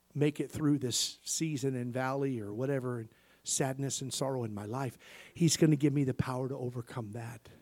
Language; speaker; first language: English; native; English